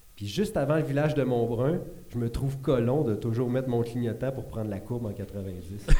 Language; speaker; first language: French; native; French